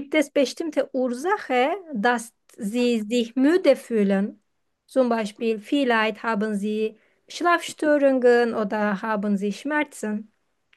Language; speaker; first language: German; non-native, learner; Turkish